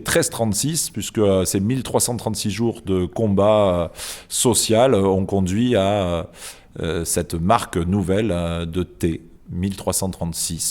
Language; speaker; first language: French; native; French